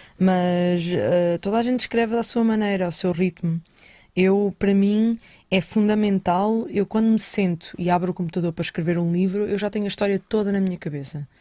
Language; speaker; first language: Portuguese; native; Portuguese